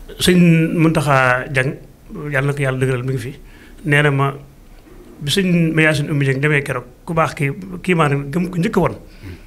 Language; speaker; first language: Wolof; native; Wolof